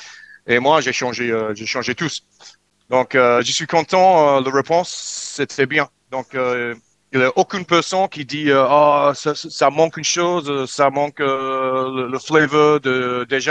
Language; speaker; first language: French; non-native, learner; English